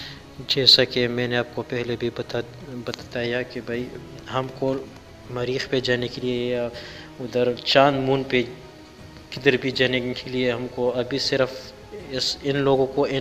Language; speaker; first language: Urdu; non-native, local second language; Pashto